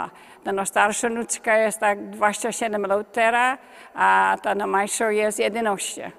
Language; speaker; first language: Polish; early bilingual, heritage; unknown